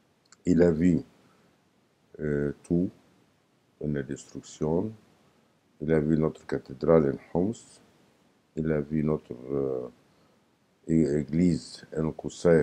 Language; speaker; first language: French; non-native, learner; Arabic